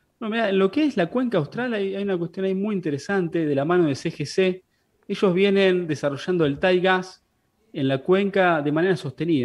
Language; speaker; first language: Spanish; native; Spanish